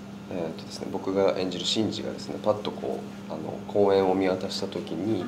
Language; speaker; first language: Japanese; native; Japanese